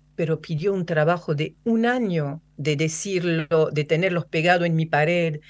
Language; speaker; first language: Spanish; non-native, fluent; French